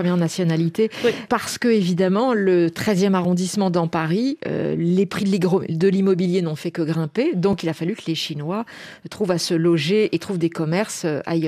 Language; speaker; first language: French; native; French